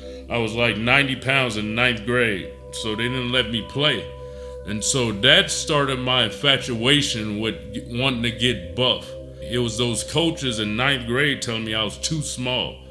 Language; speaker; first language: English; native; English